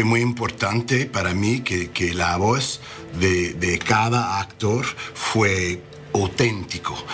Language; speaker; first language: Spanish; non-native, learner; English